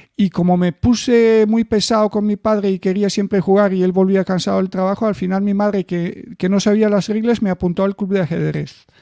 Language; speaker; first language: Spanish; non-native, fluent; Bulgarian